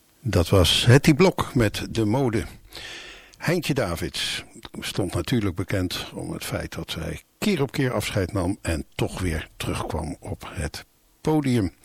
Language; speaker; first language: Dutch; native; Dutch